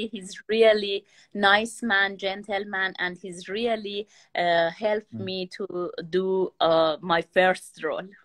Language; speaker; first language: English; non-native, learner; Persian